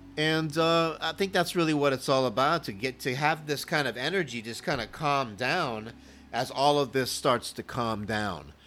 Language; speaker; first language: English; native; English